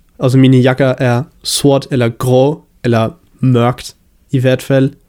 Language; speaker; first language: Danish; early bilingual, heritage; Danish